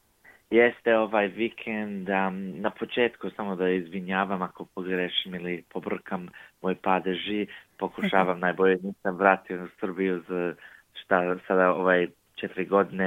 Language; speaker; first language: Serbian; early bilingual, heritage; English